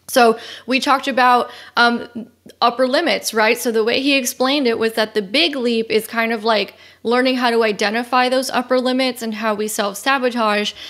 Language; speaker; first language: English; native; English